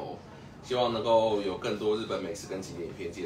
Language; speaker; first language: Chinese; native; Chinese